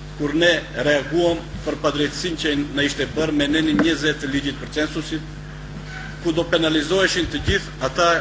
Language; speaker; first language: Albanian; non-native, local second language; Macedonian